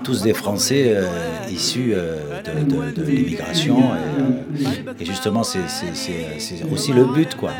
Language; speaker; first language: French; non-native, local second language; Arabic